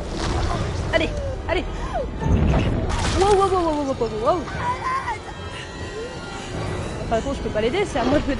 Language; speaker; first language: French; native; French